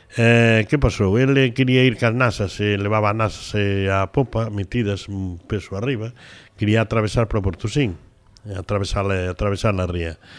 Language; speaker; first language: Galician; native; Galician